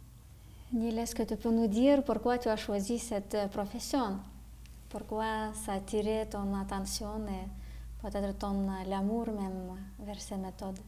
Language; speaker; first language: French; non-native, fluent; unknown